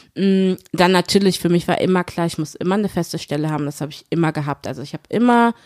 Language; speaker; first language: German; early bilingual, other home language; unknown